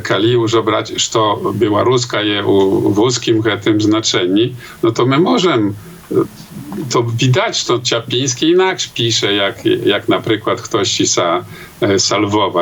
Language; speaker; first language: Polish; non-native, local second language; Belarusian